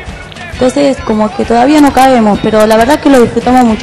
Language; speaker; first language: Spanish; native; Spanish